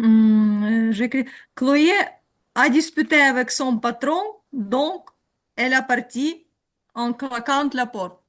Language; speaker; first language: French; non-native, learner; Ukrainian